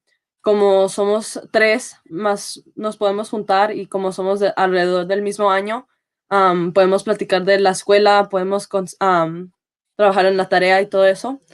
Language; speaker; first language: Spanish; early bilingual, heritage; Spanish